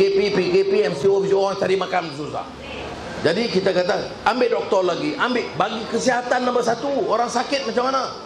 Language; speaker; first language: Malay; native; Malay